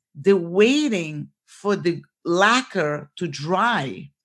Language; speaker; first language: English; non-native, fluent; Portuguese